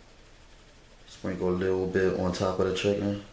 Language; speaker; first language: English; native; English